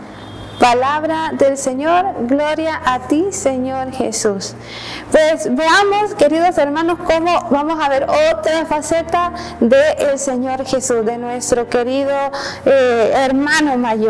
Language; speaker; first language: Spanish; native; Spanish